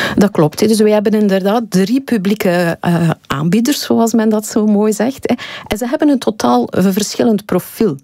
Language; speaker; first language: Dutch; native; Dutch